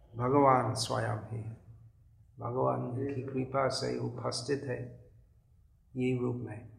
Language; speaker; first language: Hindi; non-native, fluent; English